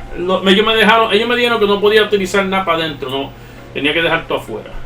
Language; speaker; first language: Spanish; early bilingual, heritage; Spanish